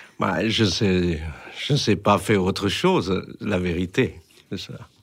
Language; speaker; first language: French; non-native, fluent; Chinese